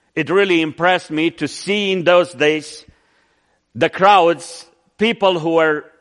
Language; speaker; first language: English; non-native, fluent; Romanian